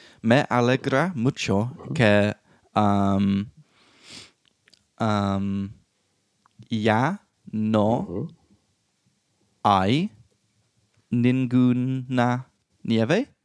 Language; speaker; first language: Spanish; non-native, learner; English